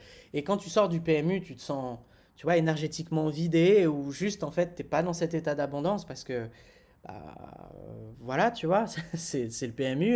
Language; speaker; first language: French; native; French